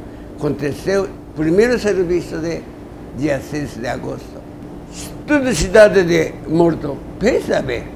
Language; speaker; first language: Portuguese; non-native, learner; Japanese